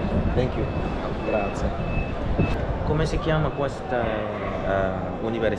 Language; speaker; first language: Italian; non-native, learner; Korean